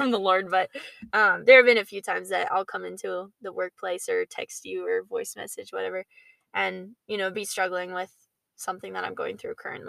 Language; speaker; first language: English; native; English